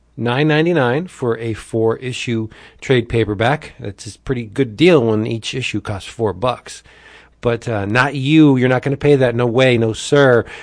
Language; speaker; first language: English; early bilingual, other home language; Italian